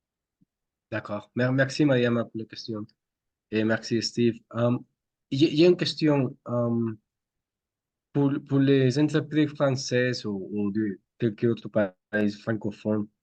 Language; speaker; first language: French; non-native, fluent; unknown